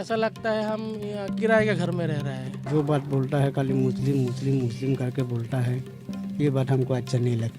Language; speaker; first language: Hindi; non-native, local second language; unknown